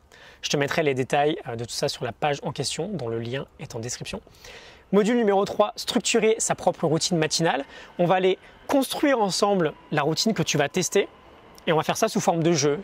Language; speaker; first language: French; native; French